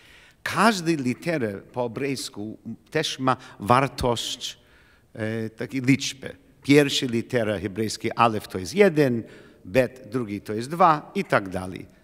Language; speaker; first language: Polish; non-native, learner; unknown